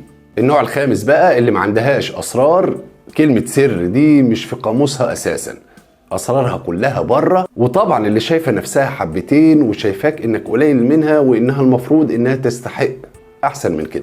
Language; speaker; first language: Arabic; native; Arabic